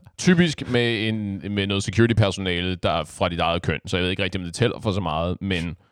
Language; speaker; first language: Danish; native; Danish